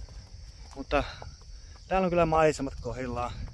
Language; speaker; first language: Finnish; native; Finnish